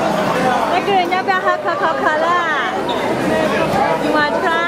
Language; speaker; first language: Chinese; early bilingual, heritage; Chinese